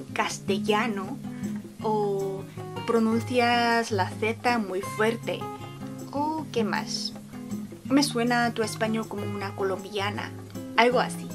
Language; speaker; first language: Spanish; non-native, fluent; Korean